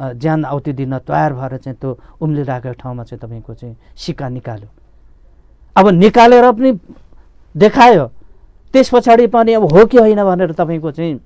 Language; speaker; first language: Nepali; non-native, local second language; Limbu